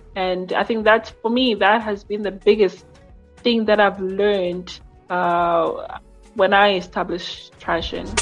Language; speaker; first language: English; non-native, local second language; Nyanja